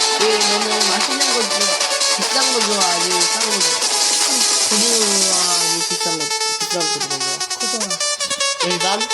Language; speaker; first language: Korean; native; Korean